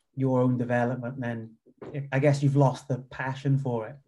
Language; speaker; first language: English; native; English